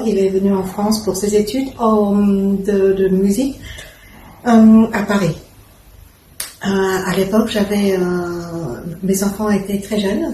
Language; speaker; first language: French; non-native, fluent; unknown